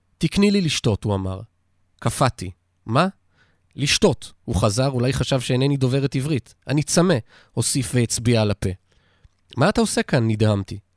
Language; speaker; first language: Hebrew; native; Hebrew